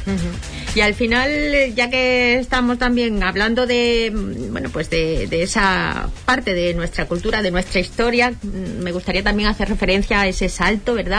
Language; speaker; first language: Spanish; native; Spanish